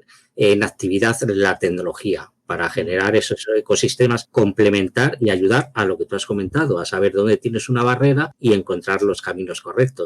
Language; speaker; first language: Spanish; native; Spanish